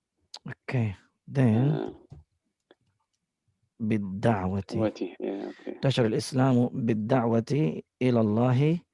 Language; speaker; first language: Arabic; non-native, fluent; English